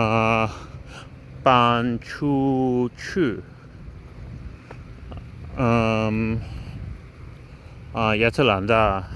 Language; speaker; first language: Chinese; non-native, learner; English